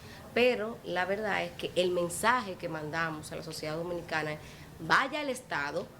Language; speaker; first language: Spanish; native; Spanish